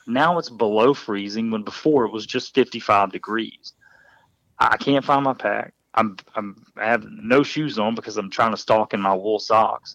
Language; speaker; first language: English; native; English